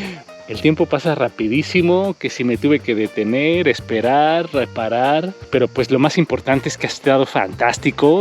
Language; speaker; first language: Spanish; native; Spanish